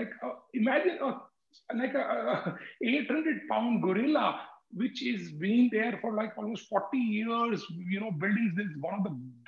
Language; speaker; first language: English; non-native, local second language; Hindi